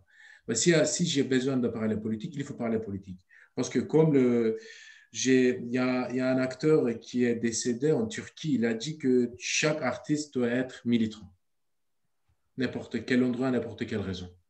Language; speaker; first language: French; non-native, learner; Turkish